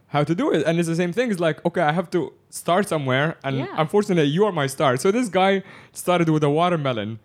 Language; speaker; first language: English; early bilingual, other home language; Arabic